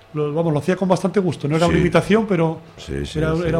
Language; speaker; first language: Spanish; native; Spanish